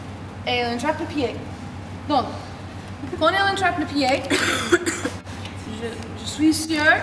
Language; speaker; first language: French; non-native, learner; English